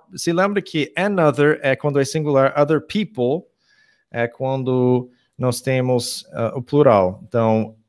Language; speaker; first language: Portuguese; non-native, fluent; English